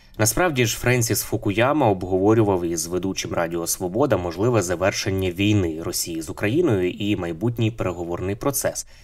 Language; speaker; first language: Ukrainian; native; Ukrainian